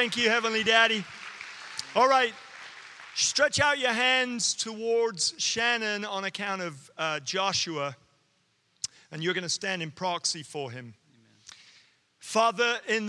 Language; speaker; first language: English; native; English